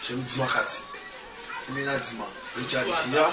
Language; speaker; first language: Georgian; non-native, learner; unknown